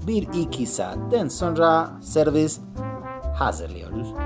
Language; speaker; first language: Turkish; non-native, learner; Spanish